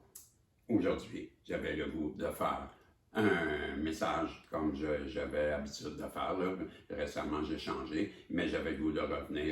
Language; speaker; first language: French; native; French